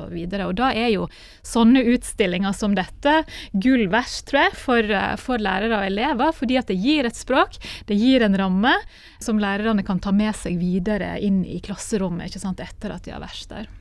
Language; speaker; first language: Norwegian; native; Norwegian